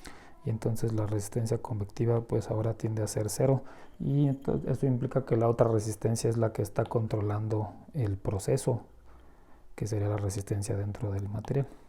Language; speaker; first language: Spanish; native; Spanish